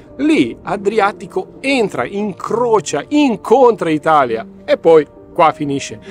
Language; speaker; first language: Italian; non-native, fluent; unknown